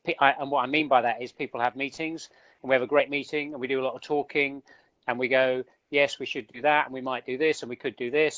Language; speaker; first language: English; native; English